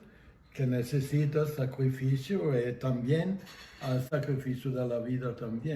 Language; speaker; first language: Spanish; non-native, fluent; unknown